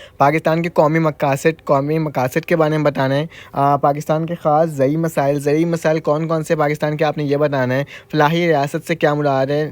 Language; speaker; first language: Urdu; native; Urdu